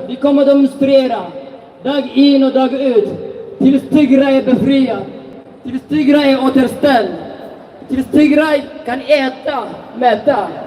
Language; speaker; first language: Swedish; early bilingual, other home language; Tigrinya